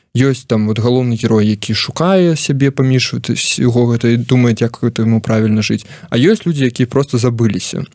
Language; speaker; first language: Belarusian; non-native, local second language; Russian